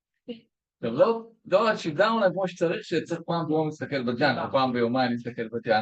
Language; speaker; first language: Hebrew; native; Hebrew